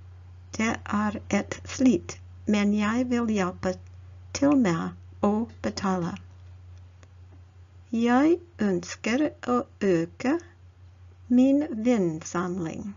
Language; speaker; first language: Norwegian; non-native, learner; English